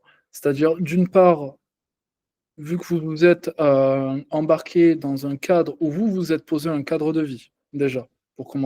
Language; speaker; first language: French; native; French